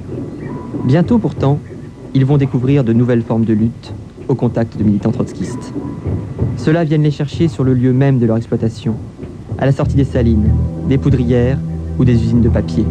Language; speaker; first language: French; native; French